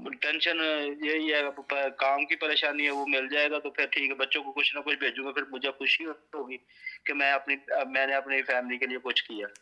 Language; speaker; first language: Urdu; non-native, local second language; Punjabi